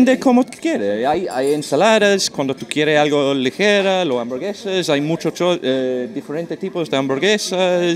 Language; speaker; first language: Spanish; non-native, learner; English